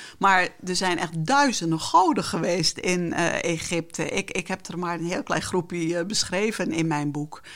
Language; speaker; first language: Dutch; non-native, local second language; Western Frisian